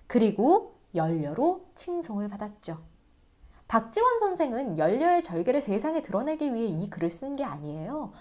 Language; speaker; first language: Korean; native; Korean